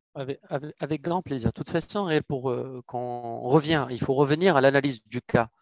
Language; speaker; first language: French; non-native, local second language; Arabic